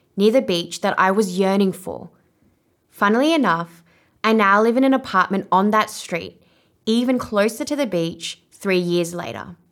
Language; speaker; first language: English; non-native, local second language; Vietnamese